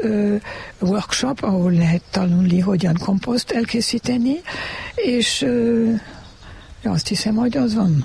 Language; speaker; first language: Hungarian; non-native, learner; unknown